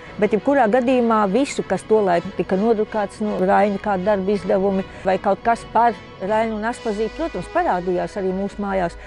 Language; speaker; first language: Latvian; native; Latvian